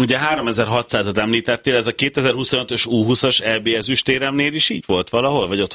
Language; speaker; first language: Hungarian; native; Hungarian